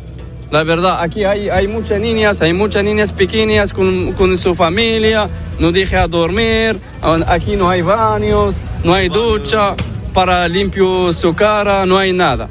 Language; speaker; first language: Spanish; non-native, learner; Arabic